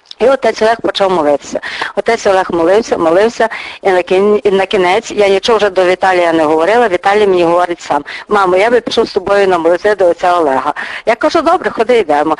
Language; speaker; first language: Ukrainian; native; Ukrainian